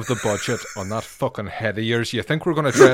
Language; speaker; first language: English; native; English